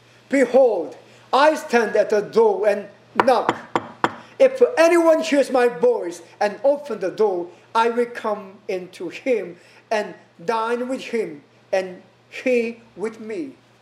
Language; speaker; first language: English; non-native, learner; Korean